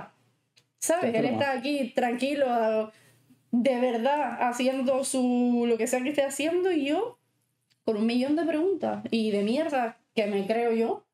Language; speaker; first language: Spanish; native; Spanish